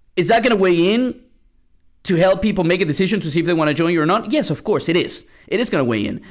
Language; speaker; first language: English; early bilingual, other home language; Spanish